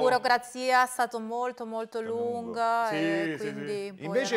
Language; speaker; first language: Italian; non-native, fluent; Spanish